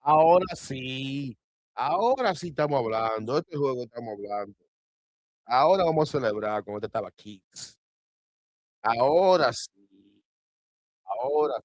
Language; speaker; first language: Spanish; early bilingual, heritage; Spanish